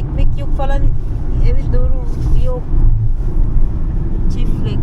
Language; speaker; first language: Turkish; non-native, learner; Filipino